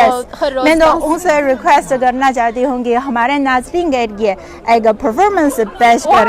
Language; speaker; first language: Urdu; non-native, fluent; Chinese